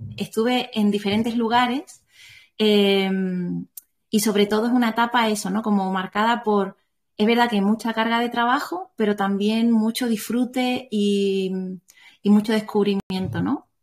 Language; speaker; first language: Spanish; native; Spanish